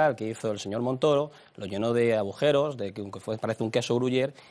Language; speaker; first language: Spanish; native; Spanish